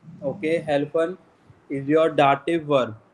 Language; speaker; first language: English; non-native, local second language; Hindi